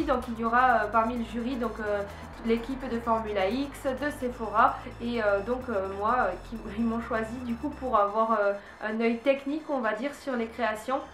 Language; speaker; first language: French; native; French